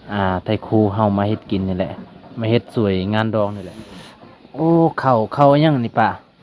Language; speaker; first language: Lao; non-native, local second language; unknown